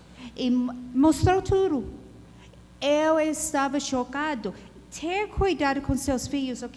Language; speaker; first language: Portuguese; non-native, learner; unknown